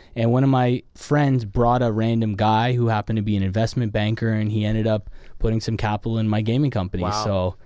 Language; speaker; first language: English; native; English